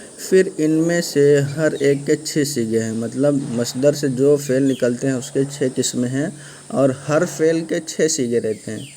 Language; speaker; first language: Urdu; native; Urdu